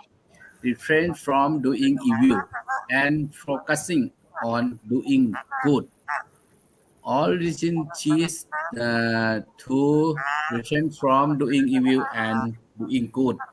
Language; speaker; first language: English; non-native, learner; Thai